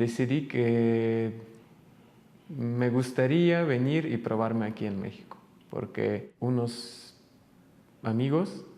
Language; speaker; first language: Spanish; non-native, fluent; Russian